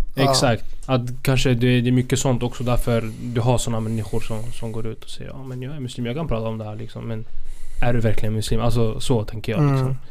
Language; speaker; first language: Swedish; non-native, fluent; Spanish